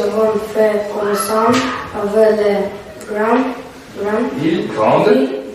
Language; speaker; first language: French; non-native, learner; Russian